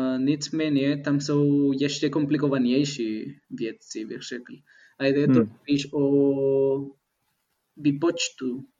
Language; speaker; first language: Czech; non-native, learner; Spanish